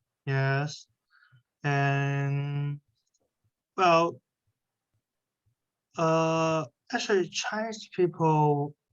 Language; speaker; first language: English; non-native, learner; Chinese